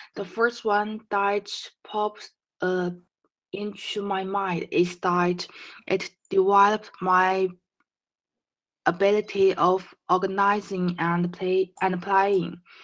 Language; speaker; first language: English; non-native, learner; Chinese